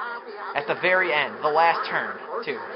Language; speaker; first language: English; native; English